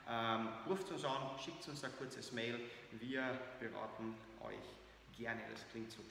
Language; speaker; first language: German; native; German